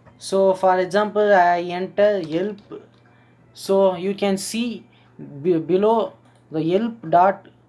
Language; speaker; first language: English; non-native, local second language; Tamil